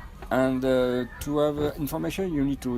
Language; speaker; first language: English; non-native, fluent; French